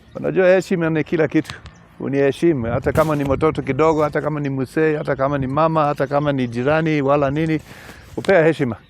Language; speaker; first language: Swahili; non-native, local second language; English